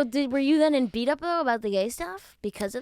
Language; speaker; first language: English; native; English